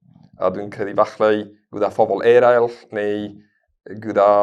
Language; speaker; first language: Welsh; non-native, fluent; Spanish